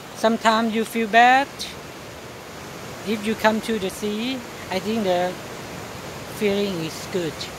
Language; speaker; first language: English; non-native, learner; Thai